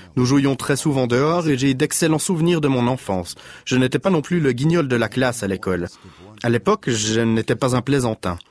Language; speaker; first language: French; non-native, fluent; German